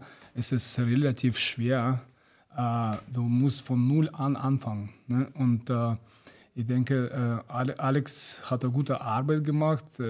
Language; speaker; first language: German; non-native, fluent; Russian